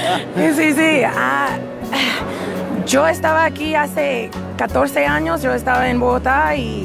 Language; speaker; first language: Spanish; non-native, learner; English